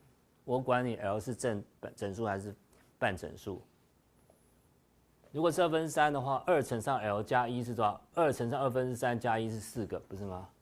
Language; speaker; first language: Chinese; native; Chinese